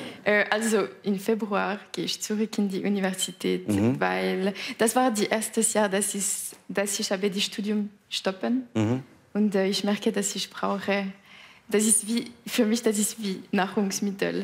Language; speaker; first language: German; non-native, local second language; French